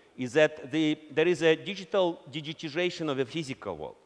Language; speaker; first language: English; non-native, fluent; Russian